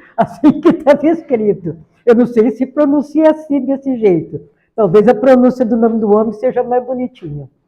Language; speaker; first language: Portuguese; native; Portuguese